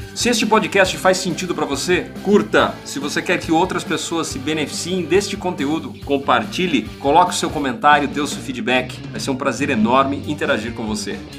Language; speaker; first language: Portuguese; native; Portuguese